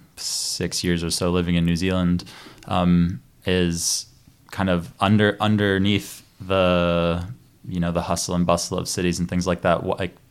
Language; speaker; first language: English; native; English